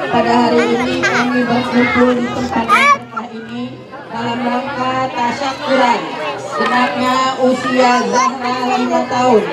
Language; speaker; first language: Indonesian; native; Indonesian